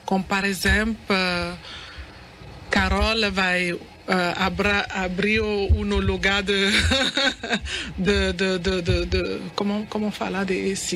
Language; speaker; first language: Portuguese; non-native, learner; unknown